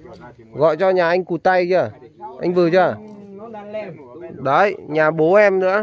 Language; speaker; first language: Vietnamese; native; Vietnamese